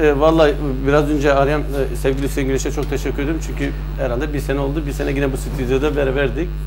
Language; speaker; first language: Turkish; non-native, local second language; Zaza